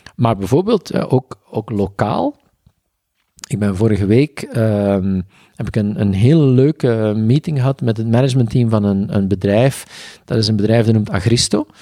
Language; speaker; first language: Dutch; native; Dutch